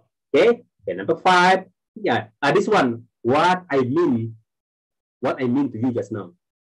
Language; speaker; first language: English; non-native, local second language; Malay